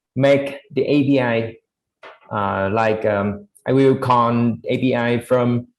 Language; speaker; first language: English; non-native, learner; Vietnamese